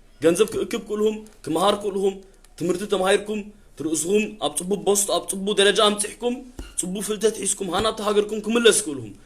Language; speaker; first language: Tigrinya; early bilingual, heritage; Tigrinya